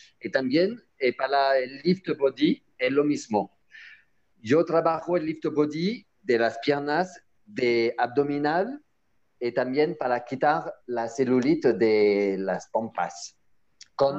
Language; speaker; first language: Spanish; non-native, learner; French